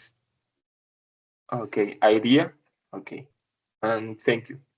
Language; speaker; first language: English; non-native, learner; Spanish